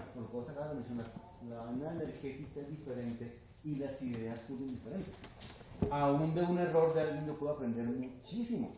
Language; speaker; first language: Spanish; native; Spanish